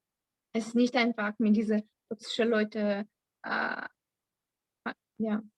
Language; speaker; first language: German; non-native, learner; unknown